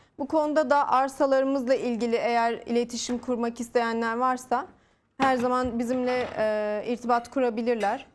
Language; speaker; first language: Turkish; native; Turkish